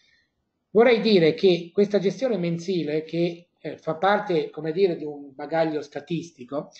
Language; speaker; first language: Italian; native; Italian